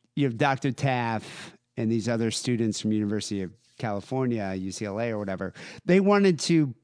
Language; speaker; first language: English; native; English